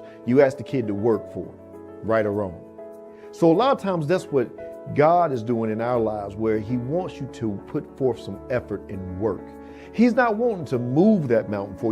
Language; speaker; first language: English; native; English